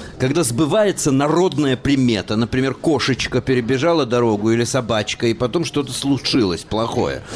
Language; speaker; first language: Russian; native; Russian